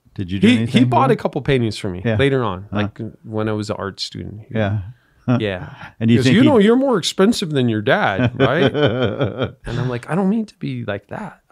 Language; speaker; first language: English; native; English